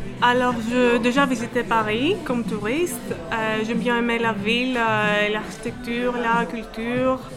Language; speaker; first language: French; non-native, fluent; Greek